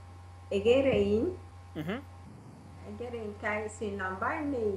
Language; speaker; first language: Greek; non-native, learner; Italian